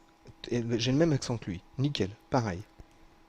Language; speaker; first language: French; native; French